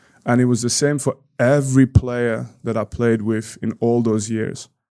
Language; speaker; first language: English; non-native, fluent; Dutch